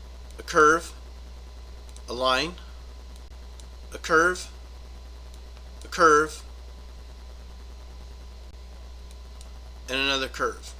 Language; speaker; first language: English; native; English